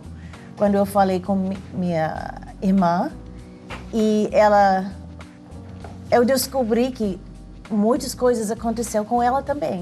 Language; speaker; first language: Portuguese; non-native, learner; English